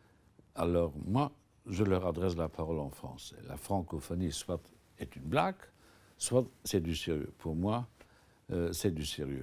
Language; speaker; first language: French; non-native, local second language; Luxembourgish